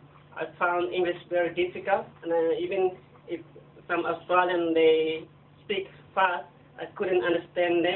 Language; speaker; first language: English; non-native, learner; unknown